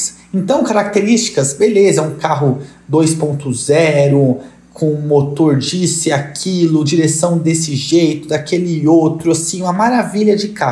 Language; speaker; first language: Portuguese; native; Portuguese